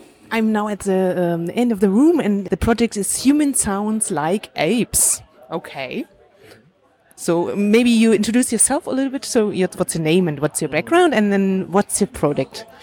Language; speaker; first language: English; non-native, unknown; German